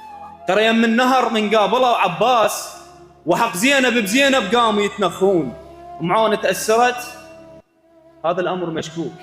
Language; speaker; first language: Arabic; native; Arabic